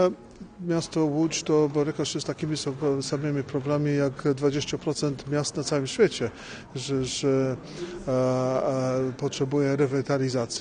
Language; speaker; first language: Polish; early bilingual, heritage; English